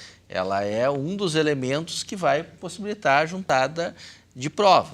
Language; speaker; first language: Portuguese; native; Portuguese